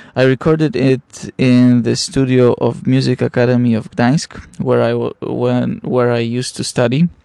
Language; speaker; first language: English; non-native, fluent; Polish